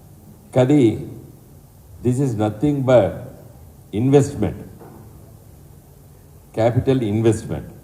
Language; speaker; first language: Telugu; native; Telugu